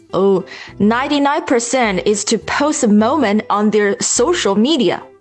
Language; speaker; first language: English; non-native, fluent; Chinese